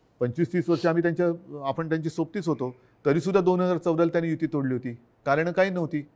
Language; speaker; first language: Marathi; native; Marathi